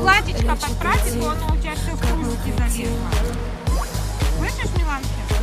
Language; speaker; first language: Russian; native; Russian